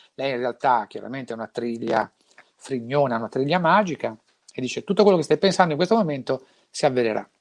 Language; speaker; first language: Italian; native; Italian